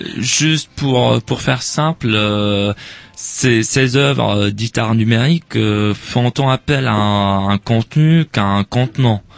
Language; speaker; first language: French; non-native, local second language; Arabic